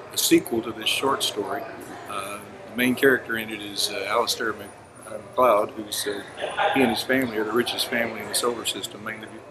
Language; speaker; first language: English; native; English